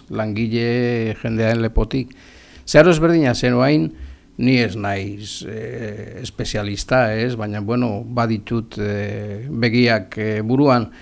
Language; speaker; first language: Basque; non-native, local second language; Spanish